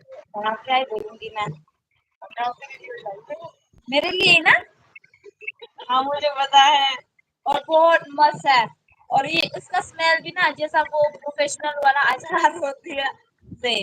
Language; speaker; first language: Hindi; non-native, local second language; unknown